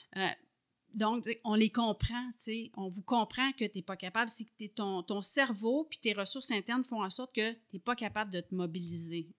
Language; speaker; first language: French; native; French